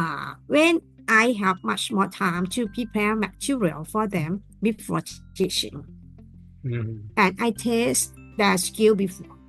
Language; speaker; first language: English; non-native, learner; Thai